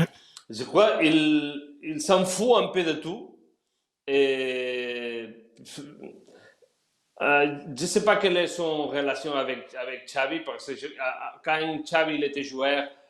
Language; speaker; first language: French; non-native, fluent; Spanish